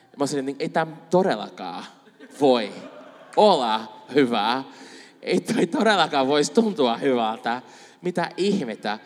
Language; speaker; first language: Finnish; non-native, fluent; Spanish